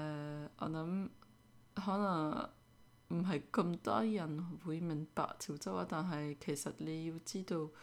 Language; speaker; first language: Cantonese; early bilingual, heritage; Cantonese